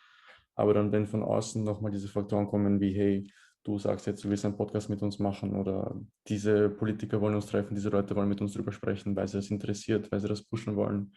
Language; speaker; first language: German; early bilingual, other home language; Bosnian